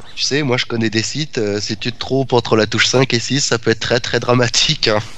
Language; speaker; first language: French; native; French